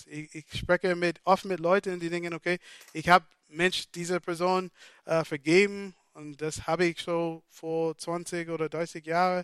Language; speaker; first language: German; non-native, fluent; English